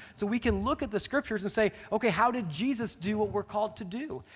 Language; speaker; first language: English; native; English